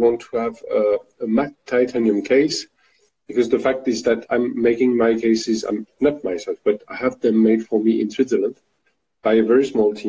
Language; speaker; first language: English; non-native, fluent; French